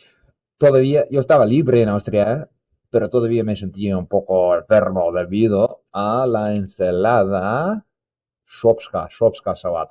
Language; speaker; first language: Spanish; non-native, fluent; English